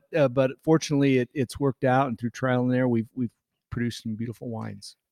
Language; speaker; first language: English; native; English